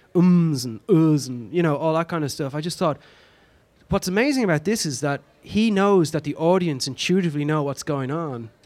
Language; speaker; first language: English; native; English